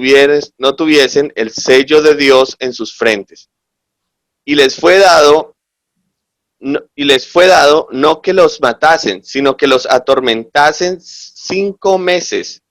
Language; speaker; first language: Spanish; native; Spanish